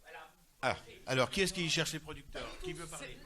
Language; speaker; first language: French; native; French